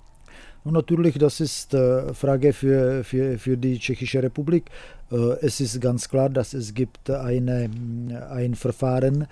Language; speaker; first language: German; non-native, fluent; Czech